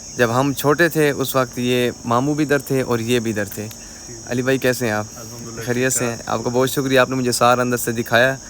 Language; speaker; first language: Urdu; non-native, local second language; Saraiki